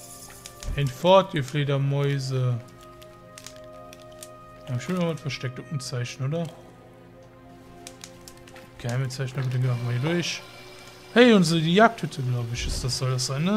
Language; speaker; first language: German; native; German